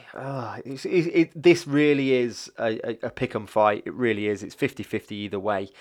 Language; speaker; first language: English; native; English